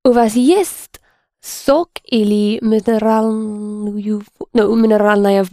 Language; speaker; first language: Russian; non-native, learner; English